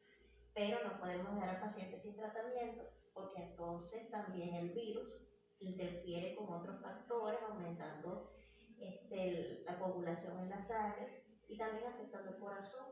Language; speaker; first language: Spanish; native; Spanish